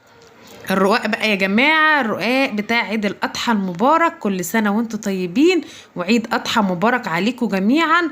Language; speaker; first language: Arabic; native; Arabic